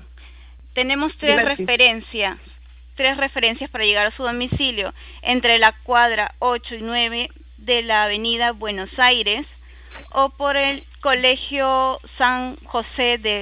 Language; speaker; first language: Spanish; native; Spanish